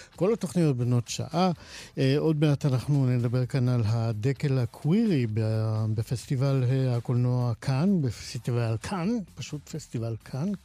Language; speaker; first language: Hebrew; native; Hebrew